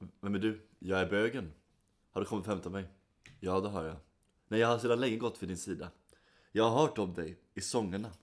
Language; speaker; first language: Swedish; native; Swedish